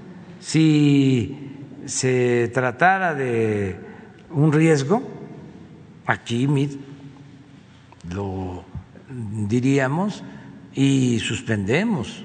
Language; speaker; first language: Spanish; native; Spanish